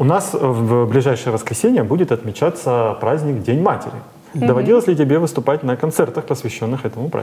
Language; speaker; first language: Russian; native; Russian